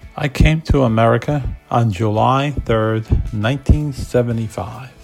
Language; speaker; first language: English; non-native, fluent; Polish